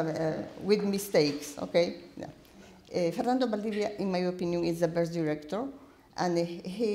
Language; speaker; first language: English; non-native, learner; Spanish